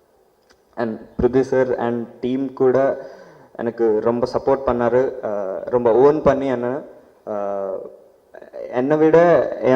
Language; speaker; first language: Tamil; non-native, learner; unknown